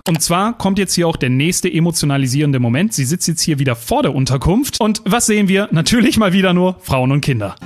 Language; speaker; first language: German; native; German